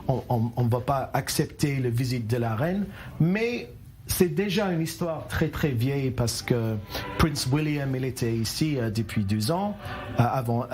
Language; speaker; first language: French; non-native, learner; English